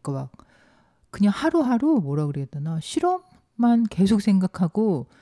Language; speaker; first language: Korean; native; Korean